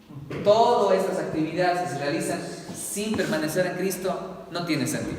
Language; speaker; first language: Spanish; native; Spanish